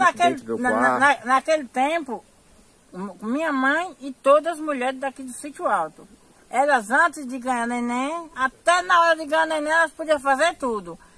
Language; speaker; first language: Portuguese; native; Portuguese